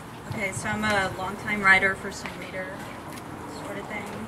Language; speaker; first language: English; native; English